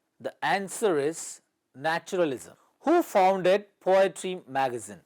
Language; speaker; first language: English; non-native, local second language; Tamil